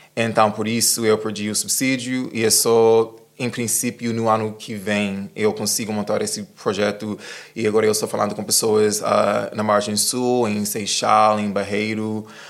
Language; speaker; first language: Portuguese; non-native, fluent; English